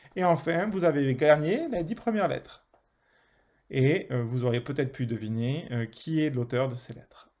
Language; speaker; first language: French; native; French